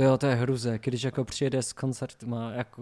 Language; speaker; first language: Czech; non-native, learner; English